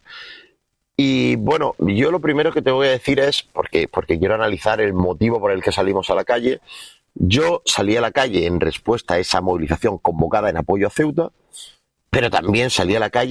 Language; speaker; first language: Spanish; native; Spanish